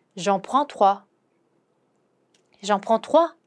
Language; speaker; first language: French; non-native, fluent; Korean